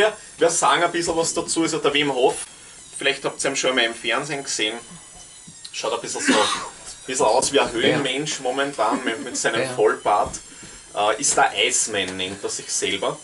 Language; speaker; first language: German; native; German